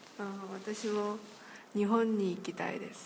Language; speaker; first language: Japanese; non-native, learner; Chinese